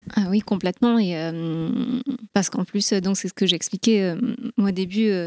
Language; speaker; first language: French; native; French